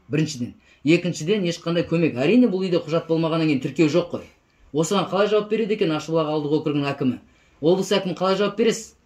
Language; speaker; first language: Kazakh; native; Kazakh